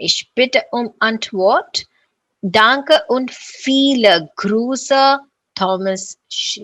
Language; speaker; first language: German; non-native, learner; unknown